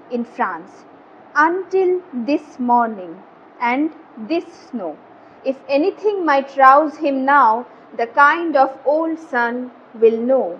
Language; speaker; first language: English; non-native, local second language; Bangla